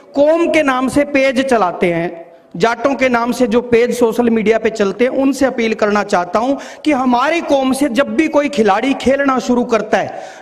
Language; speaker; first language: Hindi; native; Hindi